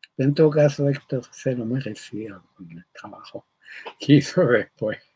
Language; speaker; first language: Spanish; early bilingual, other home language; German